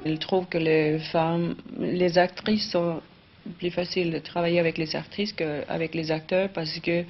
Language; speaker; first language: French; non-native, fluent; Swedish